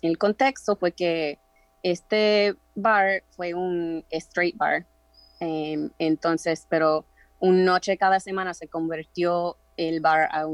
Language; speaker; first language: Spanish; early bilingual, heritage; Spanish